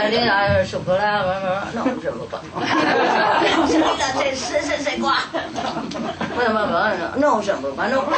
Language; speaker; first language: French; non-native, learner; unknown